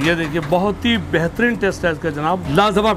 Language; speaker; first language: Hindi; native; Hindi